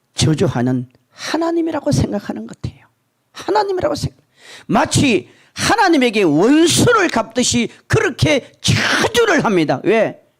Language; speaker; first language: Korean; native; Korean